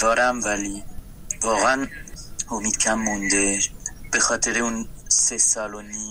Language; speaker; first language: Persian; non-native, fluent; French